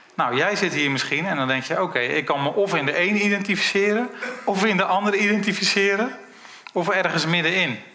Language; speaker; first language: Dutch; native; Dutch